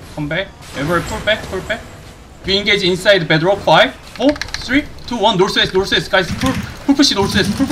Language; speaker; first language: English; non-native, learner; Korean